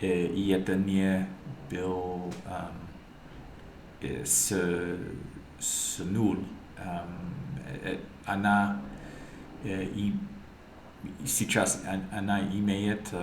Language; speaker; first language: Russian; non-native, learner; English